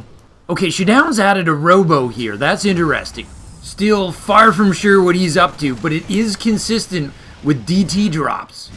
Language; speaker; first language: English; native; English